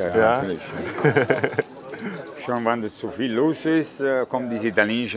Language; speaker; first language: German; non-native, fluent; Italian